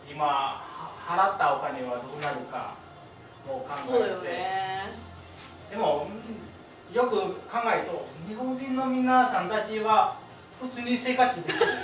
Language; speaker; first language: Japanese; non-native, fluent; Vietnamese